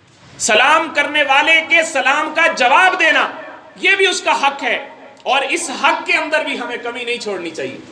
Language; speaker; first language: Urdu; non-native, local second language; Punjabi